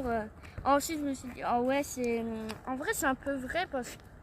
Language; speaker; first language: French; native; French